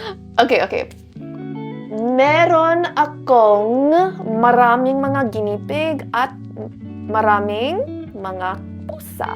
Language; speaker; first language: Filipino; early bilingual, heritage; Filipino